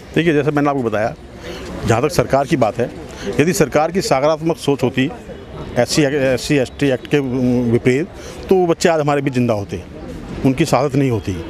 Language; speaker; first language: Hindi; native; Hindi